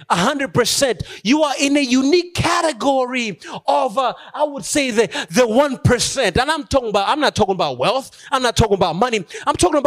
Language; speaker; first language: English; non-native, local second language; Nyanja